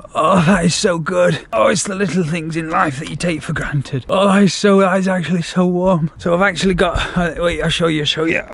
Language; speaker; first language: English; native; English